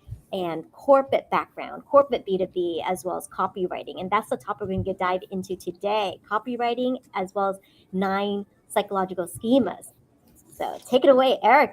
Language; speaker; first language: English; native; English